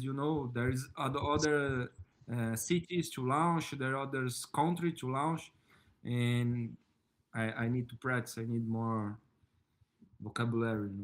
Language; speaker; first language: English; non-native, learner; Portuguese